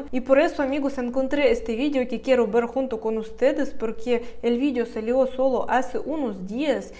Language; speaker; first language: Spanish; non-native, fluent; Russian